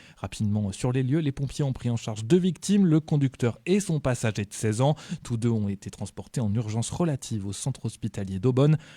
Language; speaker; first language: French; native; French